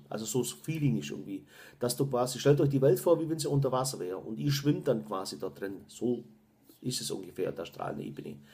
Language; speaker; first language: German; native; German